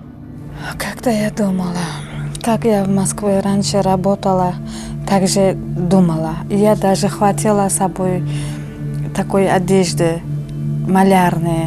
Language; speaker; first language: Russian; non-native, learner; Uzbek